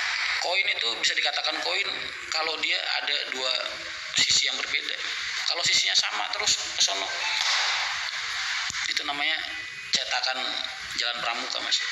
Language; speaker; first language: Indonesian; native; Indonesian